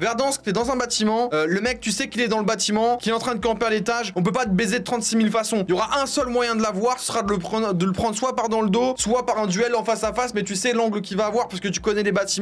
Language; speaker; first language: French; native; French